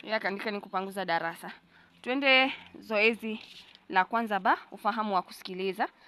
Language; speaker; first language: Swahili; non-native, local second language; Gusii